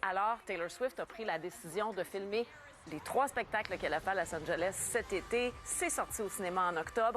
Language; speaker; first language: French; native; French